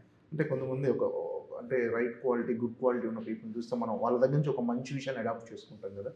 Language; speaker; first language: Telugu; native; Telugu